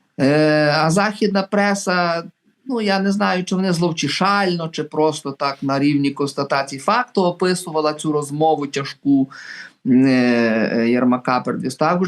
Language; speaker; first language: Ukrainian; native; Ukrainian